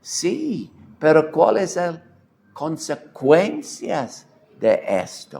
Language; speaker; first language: Spanish; non-native, fluent; English